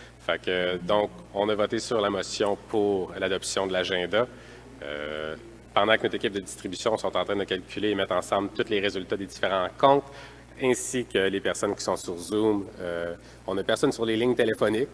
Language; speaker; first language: French; native; French